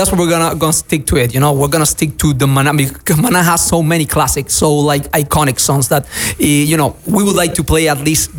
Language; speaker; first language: English; non-native, fluent; Spanish